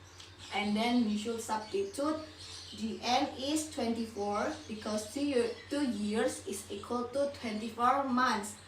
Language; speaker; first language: English; non-native, learner; Indonesian